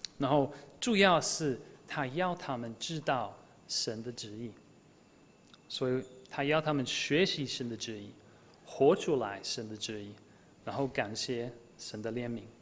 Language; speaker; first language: Chinese; non-native, fluent; English